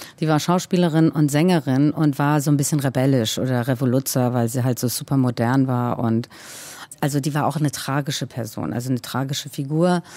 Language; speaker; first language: German; early bilingual, other home language; Persian